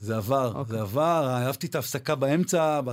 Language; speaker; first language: Hebrew; native; Hebrew